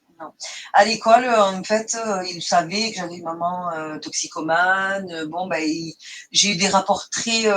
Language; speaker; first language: French; non-native, fluent; Portuguese